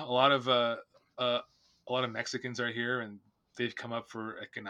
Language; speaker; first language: English; native; English